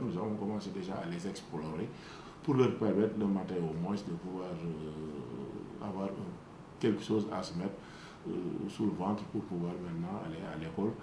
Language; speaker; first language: French; non-native, local second language; Wolof